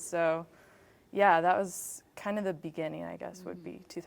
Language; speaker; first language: English; native; English